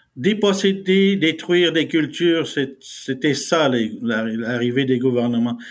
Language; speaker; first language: French; non-native, fluent; Innu-aimun